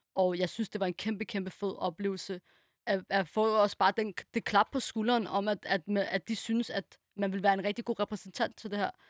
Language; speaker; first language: Danish; early bilingual, other home language; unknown